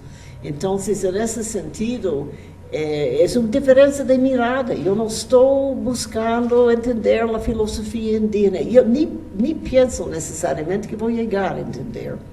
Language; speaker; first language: Spanish; non-native, fluent; English